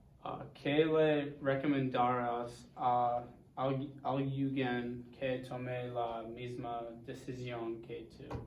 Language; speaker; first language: Spanish; non-native, learner; English